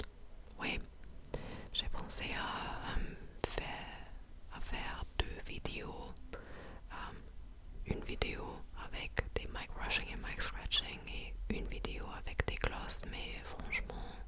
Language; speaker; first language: French; non-native, fluent; English